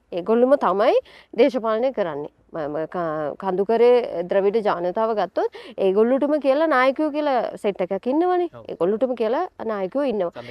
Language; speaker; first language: Sinhala; non-native, local second language; Tamil